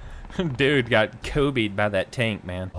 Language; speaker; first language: English; native; English